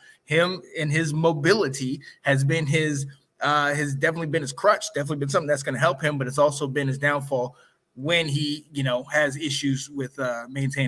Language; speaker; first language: English; native; English